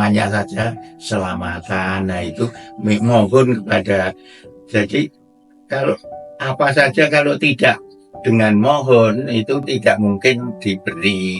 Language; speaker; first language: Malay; non-native, local second language; Javanese